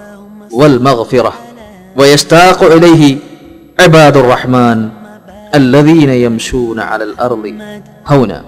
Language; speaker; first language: Arabic; non-native, fluent; Malayalam